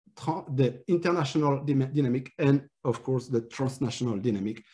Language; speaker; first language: English; non-native, fluent; French